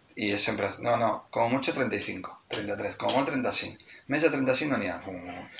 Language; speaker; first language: Catalan; non-native, local second language; Spanish